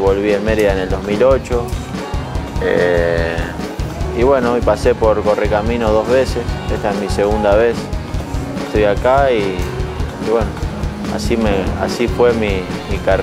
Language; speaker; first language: Spanish; native; Spanish